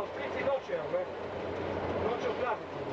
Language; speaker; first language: Slovenian; non-native, learner; Italian